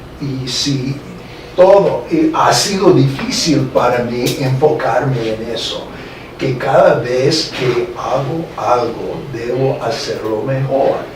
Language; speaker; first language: Spanish; non-native, fluent; English